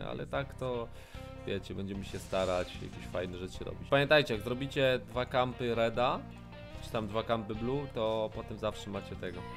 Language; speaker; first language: Polish; native; Polish